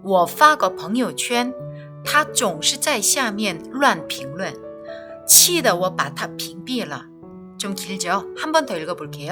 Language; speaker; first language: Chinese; non-native, fluent; Korean